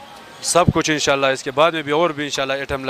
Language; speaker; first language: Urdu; non-native, local second language; Pashto